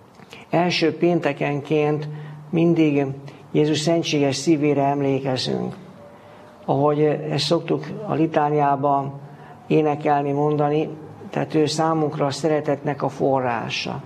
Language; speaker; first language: Hungarian; native; Hungarian